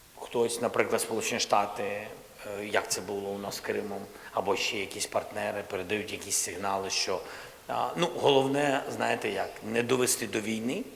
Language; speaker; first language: Ukrainian; non-native, local second language; Russian